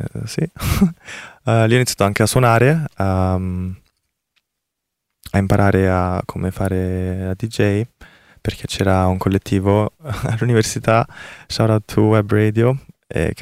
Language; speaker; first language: Italian; early bilingual, other home language; Korean